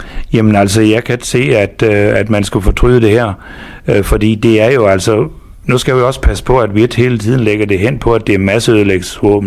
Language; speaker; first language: Danish; native; Danish